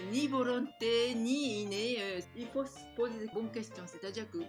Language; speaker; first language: French; non-native, fluent; Japanese